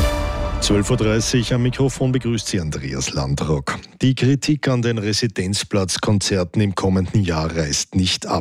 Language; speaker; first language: German; native; German